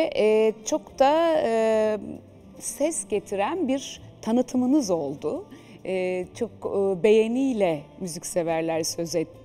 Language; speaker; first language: Turkish; native; Turkish